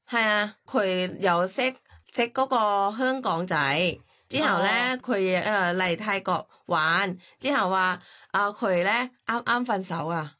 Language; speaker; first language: Cantonese; non-native, learner; Thai